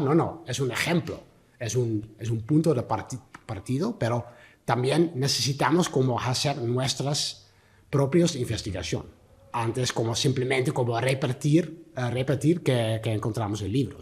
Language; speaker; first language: Spanish; non-native, learner; Dutch